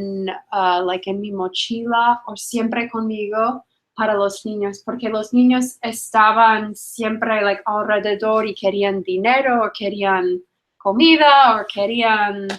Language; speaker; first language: Spanish; non-native, fluent; English